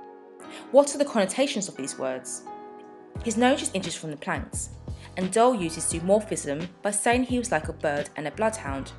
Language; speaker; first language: English; native; English